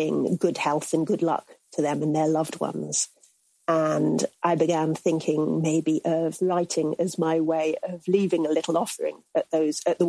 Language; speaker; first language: English; native; English